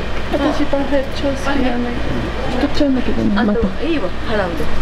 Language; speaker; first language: Japanese; non-native, learner; French